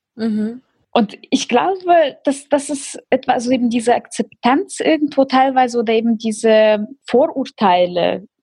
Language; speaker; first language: German; early bilingual, other home language; Russian